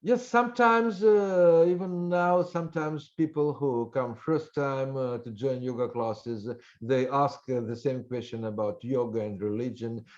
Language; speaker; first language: English; non-native, fluent; Russian